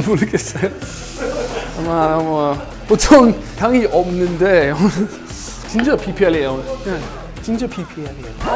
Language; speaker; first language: Korean; non-native, learner; English